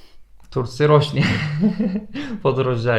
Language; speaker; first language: Polish; non-native, fluent; Turkish